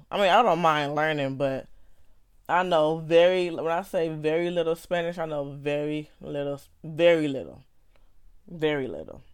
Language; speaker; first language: English; native; English